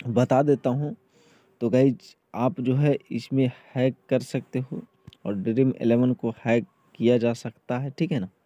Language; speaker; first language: Hindi; native; Hindi